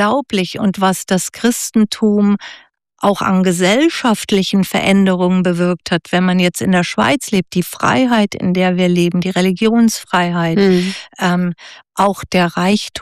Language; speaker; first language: German; native; German